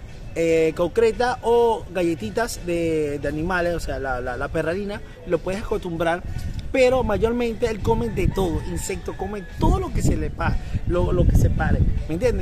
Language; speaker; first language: Spanish; native; Spanish